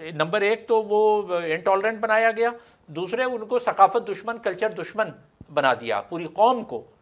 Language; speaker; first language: Urdu; native; Urdu